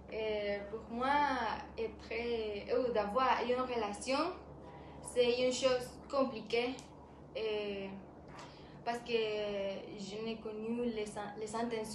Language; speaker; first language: French; non-native, learner; Spanish